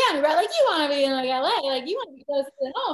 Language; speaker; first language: English; native; English